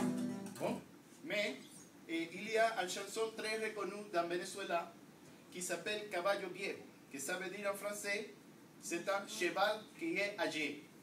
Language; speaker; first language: French; non-native, learner; Spanish